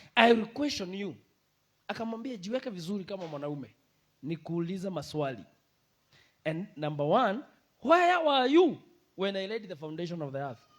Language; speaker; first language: English; non-native, local second language; Swahili